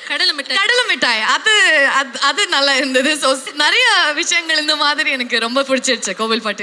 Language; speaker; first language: Tamil; non-native, learner; Kannada